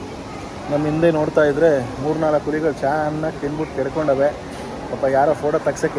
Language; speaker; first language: Kannada; native; Kannada